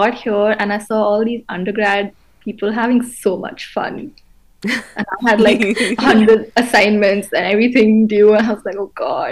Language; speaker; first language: English; non-native, local second language; Hindi